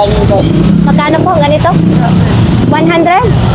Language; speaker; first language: Filipino; native; Filipino